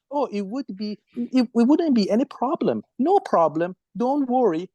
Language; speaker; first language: English; non-native, fluent; Persian